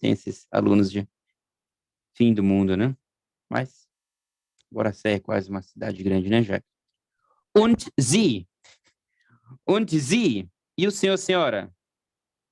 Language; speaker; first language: Portuguese; non-native, fluent; German